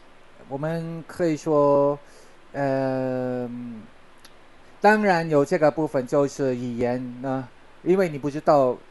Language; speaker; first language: Chinese; non-native, learner; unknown